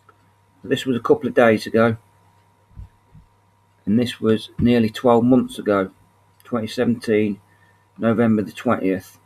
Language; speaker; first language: English; native; English